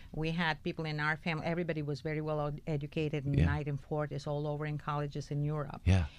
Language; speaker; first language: English; non-native, fluent; Albanian